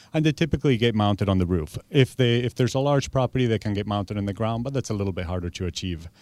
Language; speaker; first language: English; early bilingual, other home language; Spanish